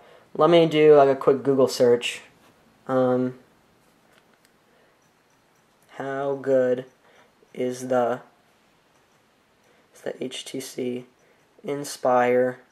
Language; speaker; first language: English; native; English